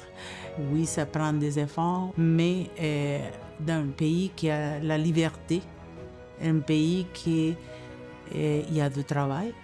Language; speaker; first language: French; non-native, fluent; Spanish